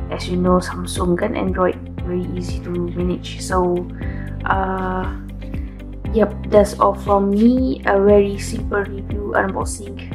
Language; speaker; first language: English; non-native, local second language; Malay